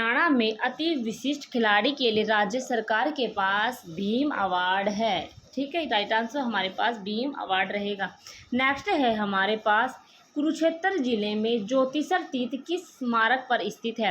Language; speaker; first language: Hindi; native; Hindi